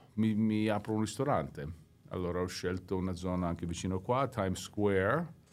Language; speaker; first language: Italian; early bilingual, heritage; English